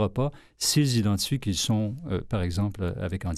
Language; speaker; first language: French; native; French